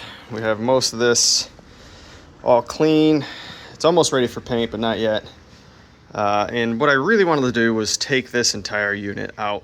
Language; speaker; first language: English; native; English